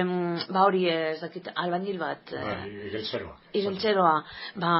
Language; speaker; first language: Basque; non-native, local second language; Spanish